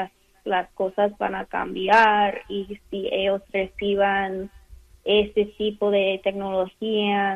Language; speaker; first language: Spanish; non-native, fluent; English